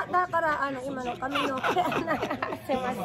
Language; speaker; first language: Japanese; non-native, learner; Filipino